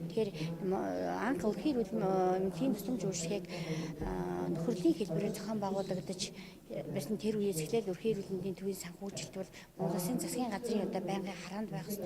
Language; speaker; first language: Mongolian; native; Mongolian